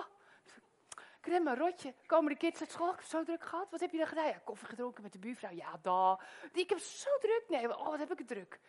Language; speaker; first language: Dutch; native; Dutch